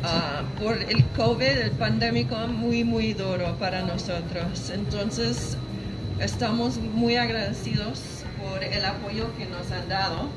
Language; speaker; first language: Spanish; non-native, fluent; English